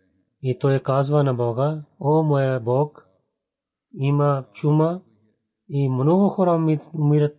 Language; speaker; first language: Bulgarian; non-native, fluent; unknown